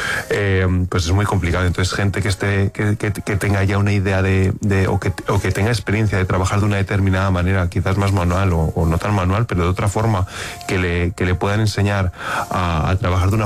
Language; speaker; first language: Spanish; native; Spanish